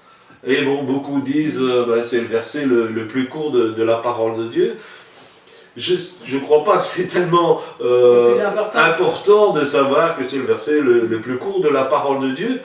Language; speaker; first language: French; native; French